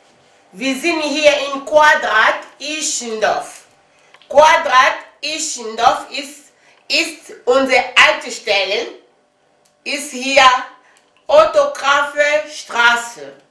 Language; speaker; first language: German; non-native, learner; Lingala